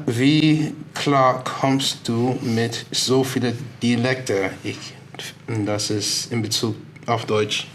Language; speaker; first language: German; non-native, learner; English